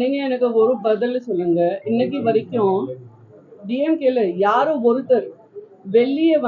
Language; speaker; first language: Tamil; non-native, learner; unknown